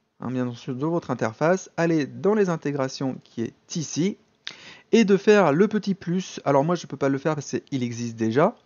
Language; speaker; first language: French; native; French